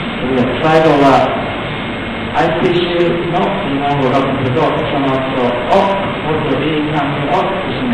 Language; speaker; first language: Japanese; non-native, learner; Thai